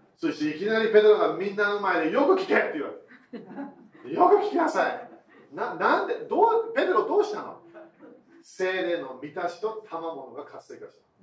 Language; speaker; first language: Japanese; non-native, fluent; English